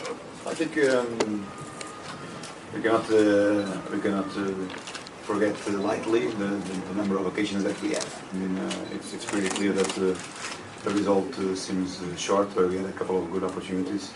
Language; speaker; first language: English; non-native, fluent; Portuguese